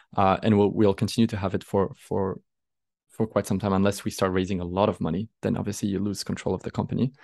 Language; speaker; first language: English; non-native, fluent; French